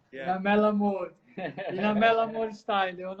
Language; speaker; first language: English; non-native, learner; Portuguese